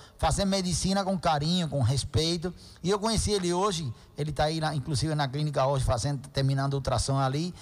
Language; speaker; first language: Portuguese; non-native, fluent; Spanish